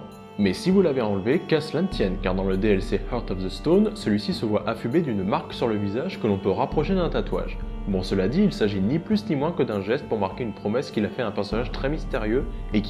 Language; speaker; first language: French; native; French